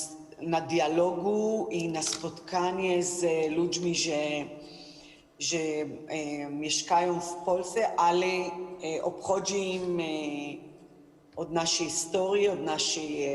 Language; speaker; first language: Polish; non-native, learner; Hebrew